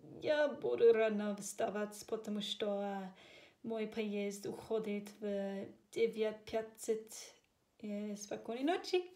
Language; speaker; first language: Russian; non-native, learner; English